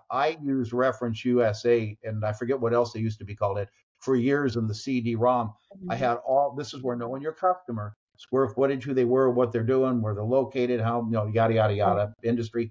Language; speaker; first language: English; native; English